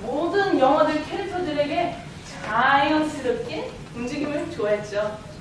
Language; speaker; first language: Korean; early bilingual, heritage; Korean